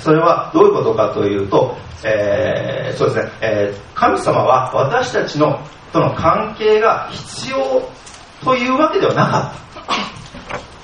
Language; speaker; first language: Japanese; native; Japanese